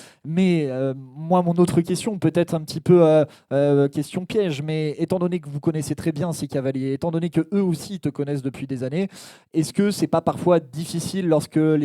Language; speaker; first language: French; native; French